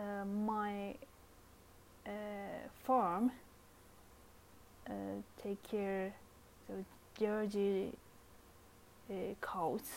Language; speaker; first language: English; non-native, learner; Japanese